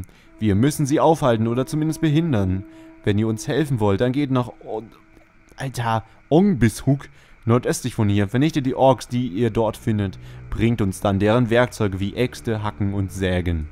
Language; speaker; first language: German; native; German